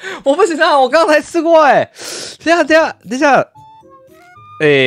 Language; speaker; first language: Chinese; native; Chinese